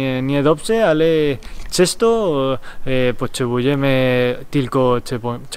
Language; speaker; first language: Polish; non-native, learner; Spanish